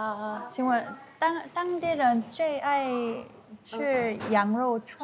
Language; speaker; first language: Chinese; non-native, learner; Korean